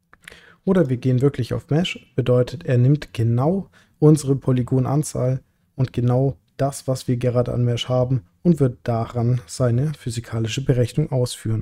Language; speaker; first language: German; native; German